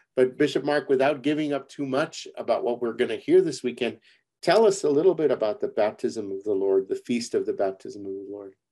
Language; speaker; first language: English; early bilingual, other home language; Spanish